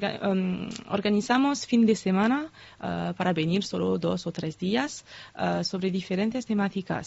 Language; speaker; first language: Spanish; non-native, fluent; French